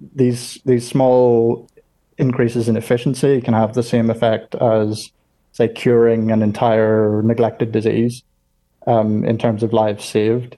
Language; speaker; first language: English; native; English